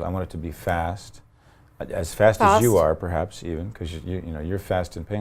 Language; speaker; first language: English; native; English